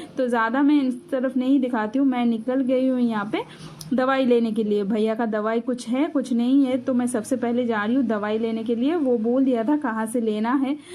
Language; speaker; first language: Hindi; non-native, local second language; Bangla